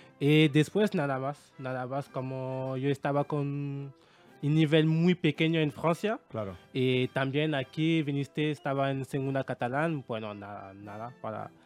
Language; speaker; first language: Spanish; non-native, learner; French